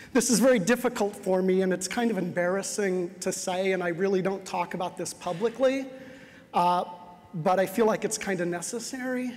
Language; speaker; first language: English; native; English